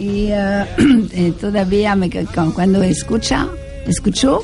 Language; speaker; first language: Spanish; non-native, learner; French